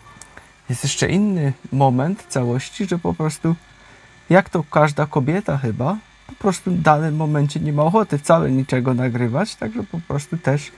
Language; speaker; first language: Polish; native; Polish